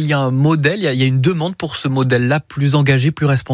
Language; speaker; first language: French; native; French